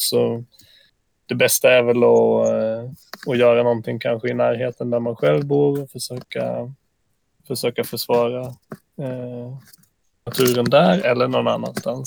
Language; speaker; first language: Swedish; native; Swedish